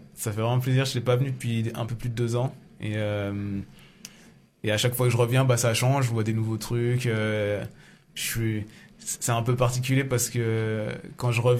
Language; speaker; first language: French; native; French